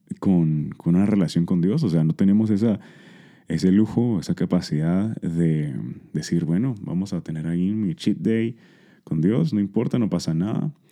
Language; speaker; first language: Spanish; early bilingual, heritage; Spanish